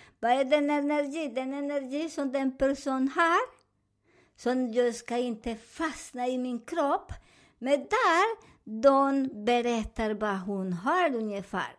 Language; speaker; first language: Swedish; non-native, fluent; Spanish